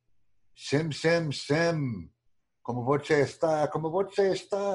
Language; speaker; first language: Portuguese; non-native, learner; English